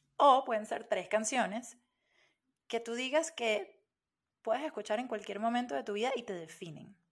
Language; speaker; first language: Spanish; native; Spanish